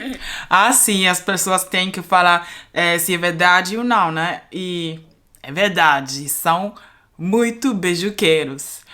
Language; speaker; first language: Portuguese; non-native, fluent; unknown